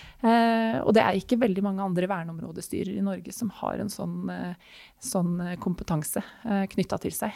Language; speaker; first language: Norwegian; native; Norwegian